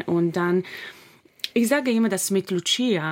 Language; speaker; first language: German; non-native, fluent; English